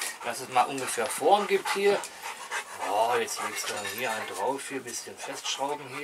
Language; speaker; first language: German; native; German